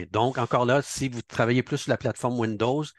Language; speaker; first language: French; native; French